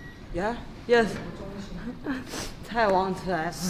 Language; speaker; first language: English; non-native, learner; Chinese